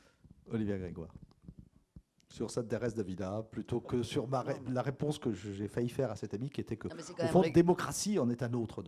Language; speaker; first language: French; native; French